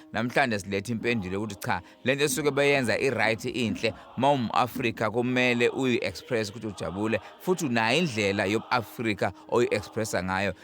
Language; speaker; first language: Zulu; native; Zulu